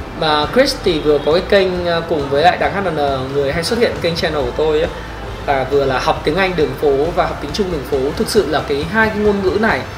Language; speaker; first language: Vietnamese; native; Vietnamese